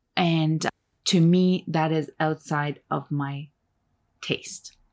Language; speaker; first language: English; non-native, fluent; Turkish